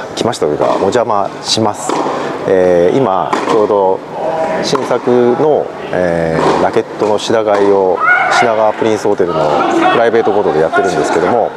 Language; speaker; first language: Japanese; native; Japanese